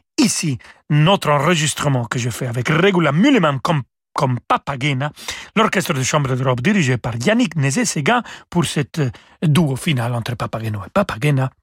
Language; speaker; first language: French; non-native, fluent; Spanish